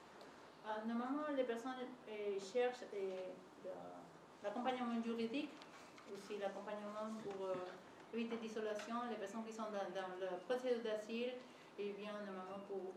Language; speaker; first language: French; non-native, learner; Spanish